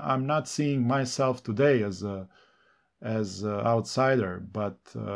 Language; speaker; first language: English; non-native, fluent; Serbian